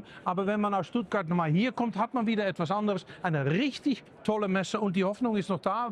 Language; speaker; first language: German; native; German